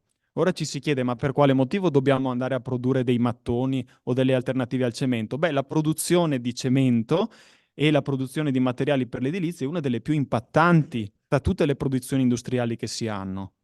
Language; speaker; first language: Italian; native; Italian